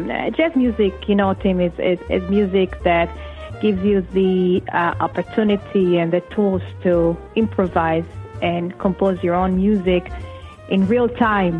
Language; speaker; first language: English; non-native, fluent; Hebrew